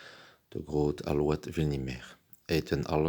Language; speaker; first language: Dutch; non-native, learner; French